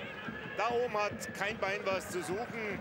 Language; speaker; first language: German; native; German